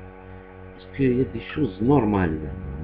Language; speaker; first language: French; non-native, local second language; Arabic